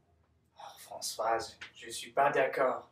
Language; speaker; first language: French; non-native, learner; English